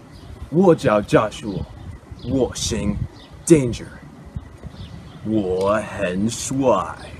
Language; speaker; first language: Chinese; non-native, learner; English